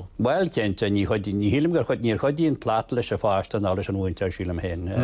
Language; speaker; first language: Irish; native; Irish